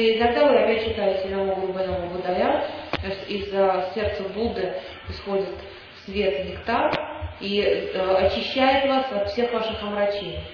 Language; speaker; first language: Russian; native; Russian